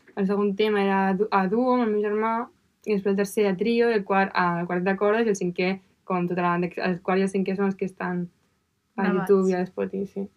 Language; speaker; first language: Catalan; native; Catalan